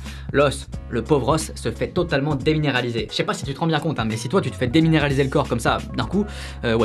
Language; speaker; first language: French; native; French